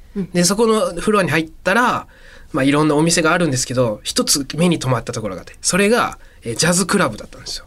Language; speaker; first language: Japanese; native; Japanese